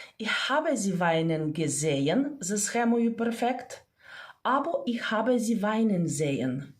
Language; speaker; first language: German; non-native, fluent; Ukrainian